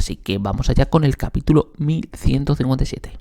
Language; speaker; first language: Spanish; native; Spanish